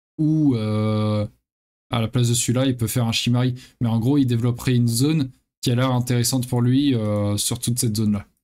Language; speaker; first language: French; native; French